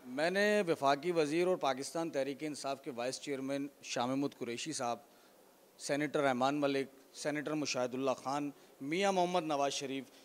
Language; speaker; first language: Urdu; native; Urdu